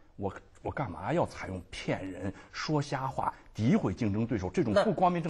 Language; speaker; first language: Chinese; native; Chinese